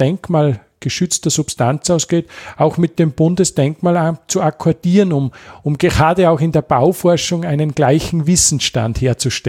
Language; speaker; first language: German; native; German